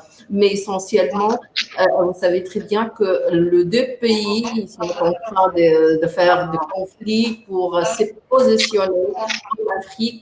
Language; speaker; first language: French; non-native, local second language; Arabic